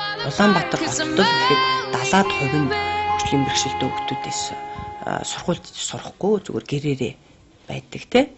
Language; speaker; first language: Mongolian; native; Mongolian